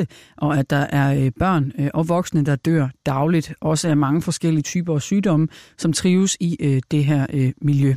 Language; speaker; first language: Danish; native; Danish